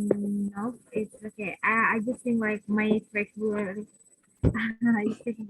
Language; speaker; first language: English; non-native, learner; Indonesian